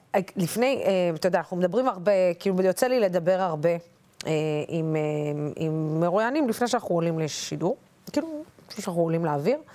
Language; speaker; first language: Hebrew; non-native, local second language; Arabic